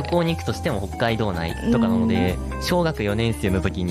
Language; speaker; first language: Japanese; native; Japanese